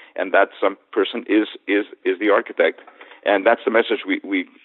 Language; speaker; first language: English; native; English